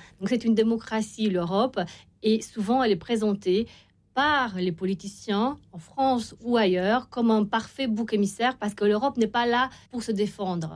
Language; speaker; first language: French; non-native, fluent; Romanian